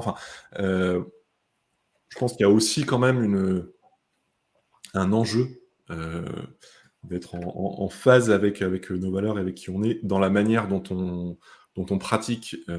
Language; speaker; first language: French; native; French